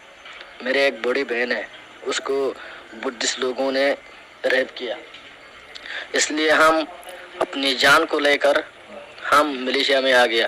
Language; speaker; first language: Hindi; non-native, learner; Rohingya